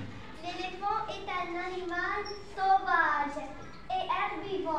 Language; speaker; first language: French; non-native, learner; Arabic